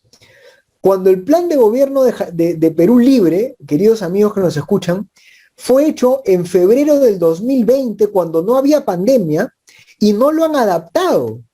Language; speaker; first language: Spanish; native; Spanish